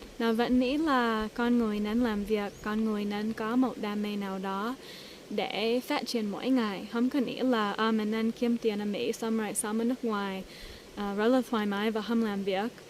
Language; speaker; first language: Vietnamese; early bilingual, heritage; English